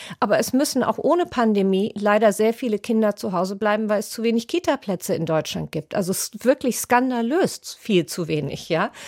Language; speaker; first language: German; native; German